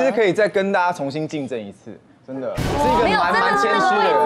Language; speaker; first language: Chinese; native; Chinese